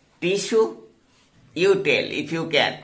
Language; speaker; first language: English; non-native, fluent; Bangla